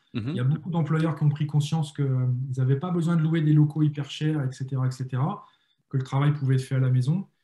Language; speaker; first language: French; native; French